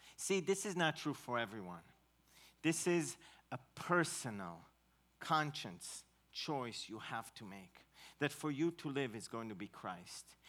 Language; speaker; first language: English; non-native, fluent; Hebrew